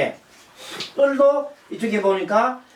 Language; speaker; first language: Korean; native; Korean